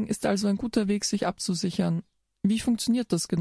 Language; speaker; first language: German; native; German